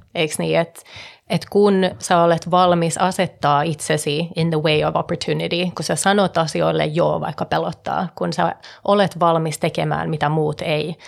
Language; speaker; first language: Finnish; early bilingual, heritage; Finnish